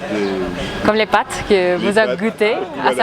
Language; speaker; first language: French; non-native, fluent; Spanish